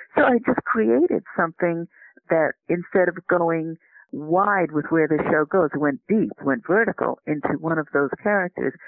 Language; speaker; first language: English; native; English